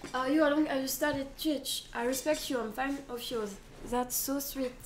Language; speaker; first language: English; non-native, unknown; French